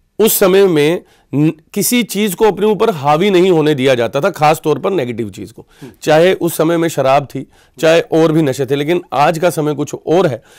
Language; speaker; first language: Hindi; non-native, local second language; Punjabi